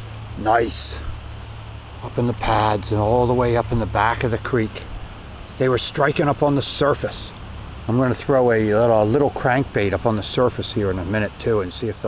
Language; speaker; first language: English; native; English